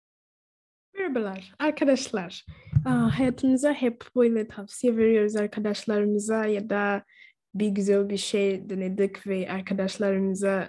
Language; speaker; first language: Turkish; non-native, fluent; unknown